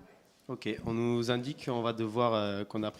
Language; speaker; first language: French; native; French